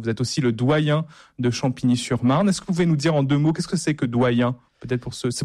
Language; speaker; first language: French; native; French